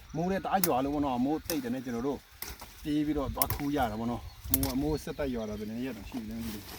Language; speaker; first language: Burmese; non-native, local second language; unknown